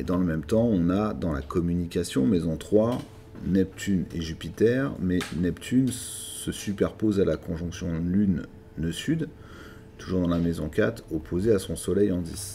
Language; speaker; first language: French; native; French